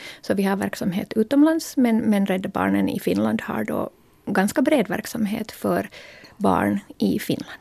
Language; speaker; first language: Swedish; native; Swedish